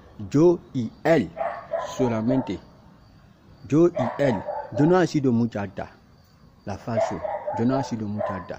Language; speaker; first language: Spanish; non-native, learner; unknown